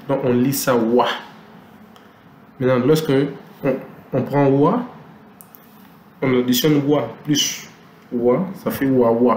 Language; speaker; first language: French; non-native, local second language; Lingala